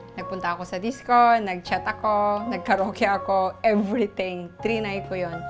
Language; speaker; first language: Filipino; native; Filipino